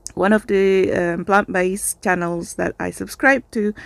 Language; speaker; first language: English; non-native, fluent; Indonesian